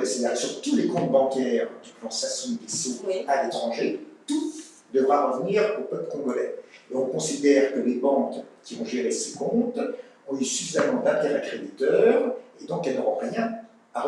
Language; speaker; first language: French; native; French